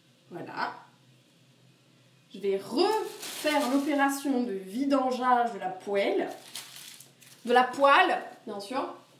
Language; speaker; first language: French; native; French